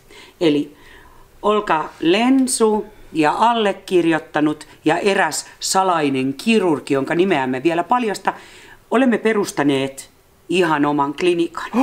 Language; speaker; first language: Finnish; native; Finnish